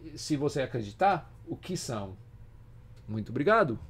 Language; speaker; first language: Portuguese; non-native, fluent; English